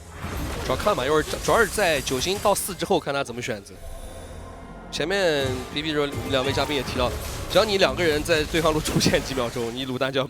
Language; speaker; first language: Chinese; native; Chinese